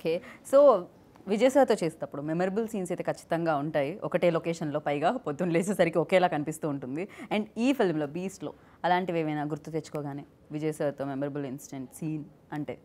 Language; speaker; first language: Telugu; native; Telugu